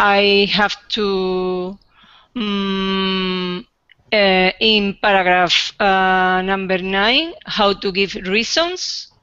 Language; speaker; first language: English; non-native, learner; Spanish